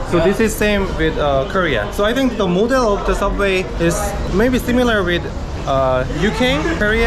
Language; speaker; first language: English; non-native, learner; Korean